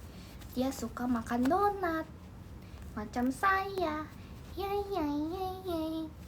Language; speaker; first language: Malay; non-native, learner; Indonesian